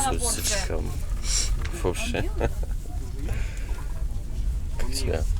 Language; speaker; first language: Russian; non-native, learner; French